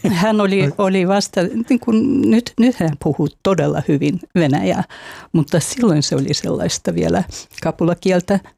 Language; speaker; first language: Finnish; non-native, fluent; Russian